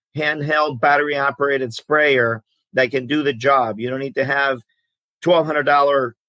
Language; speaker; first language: English; early bilingual, other home language; Greek